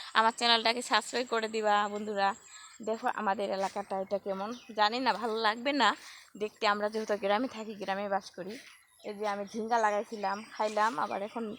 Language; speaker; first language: Bangla; non-native, local second language; Rangpuri